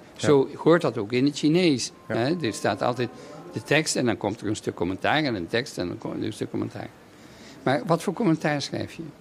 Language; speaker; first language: Dutch; native; Dutch